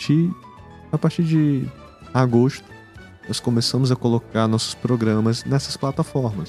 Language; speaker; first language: Portuguese; native; Portuguese